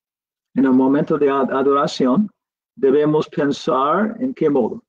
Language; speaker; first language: Spanish; non-native, learner; English